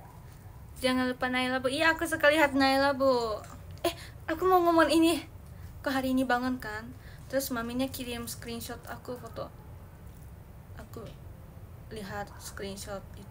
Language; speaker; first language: Indonesian; early bilingual, heritage; Indonesian